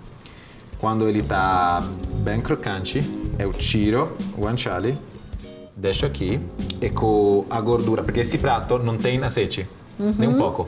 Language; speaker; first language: Portuguese; non-native, fluent; Italian